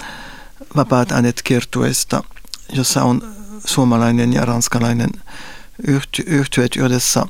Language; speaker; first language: Finnish; non-native, fluent; French